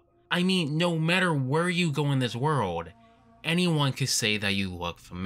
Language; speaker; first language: English; native; English